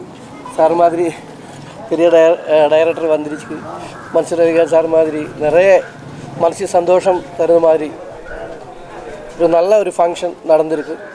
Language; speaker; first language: Tamil; non-native, learner; Malayalam